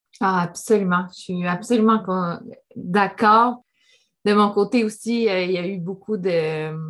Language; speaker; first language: French; native; French